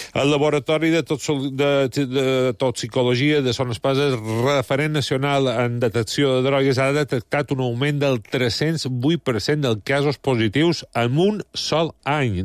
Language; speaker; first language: Catalan; native; Catalan